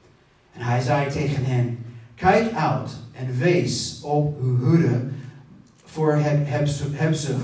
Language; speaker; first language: Dutch; non-native, fluent; English